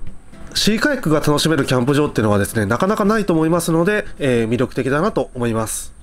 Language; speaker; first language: Japanese; native; Japanese